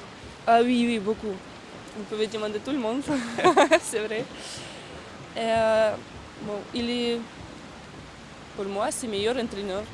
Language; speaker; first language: French; non-native, learner; Russian